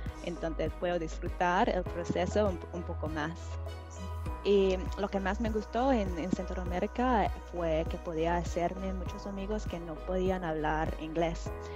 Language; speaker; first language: Spanish; non-native, fluent; English